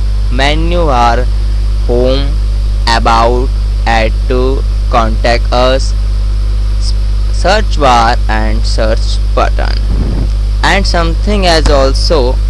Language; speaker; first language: English; non-native, learner; Hindi